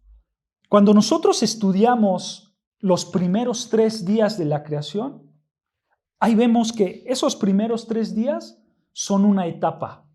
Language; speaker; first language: Spanish; native; Spanish